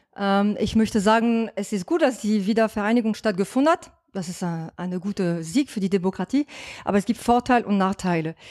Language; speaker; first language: German; non-native, fluent; French